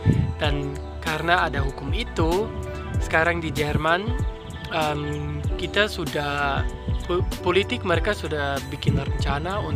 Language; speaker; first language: Indonesian; non-native, fluent; German